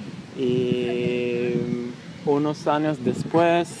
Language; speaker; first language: Spanish; non-native, learner; Hebrew